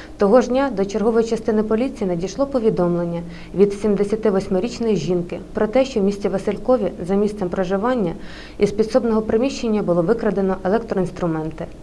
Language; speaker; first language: Ukrainian; native; Ukrainian